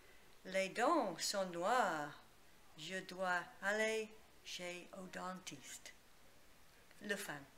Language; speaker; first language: French; non-native, learner; English